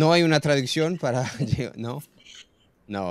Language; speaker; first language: Spanish; non-native, fluent; English